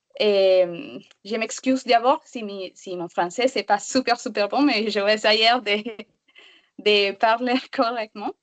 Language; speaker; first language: French; non-native, learner; Spanish